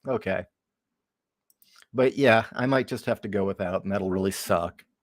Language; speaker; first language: English; native; English